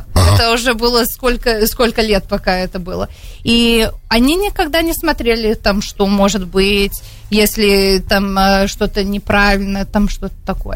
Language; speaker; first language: Russian; early bilingual, heritage; Russian